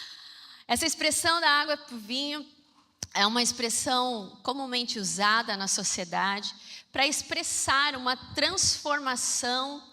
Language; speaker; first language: Portuguese; native; Portuguese